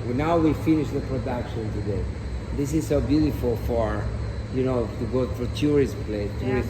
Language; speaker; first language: English; non-native, fluent; Italian